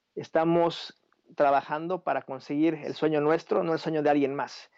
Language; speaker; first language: Spanish; native; Spanish